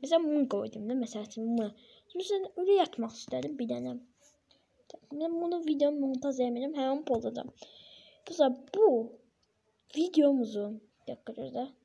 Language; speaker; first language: Turkish; non-native, learner; Azerbaijani